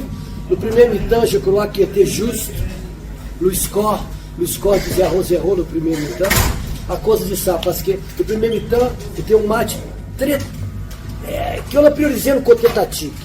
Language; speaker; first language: French; non-native, fluent; Portuguese